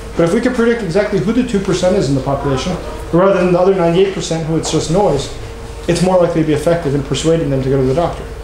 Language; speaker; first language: English; native; English